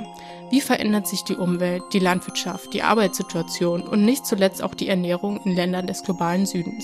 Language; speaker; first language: German; native; German